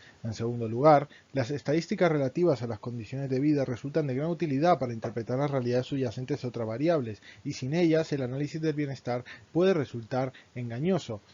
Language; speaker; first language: Spanish; native; Spanish